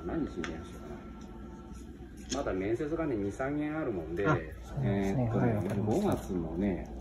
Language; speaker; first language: Japanese; native; Japanese